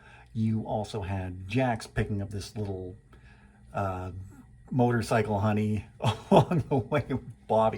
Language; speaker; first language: English; native; English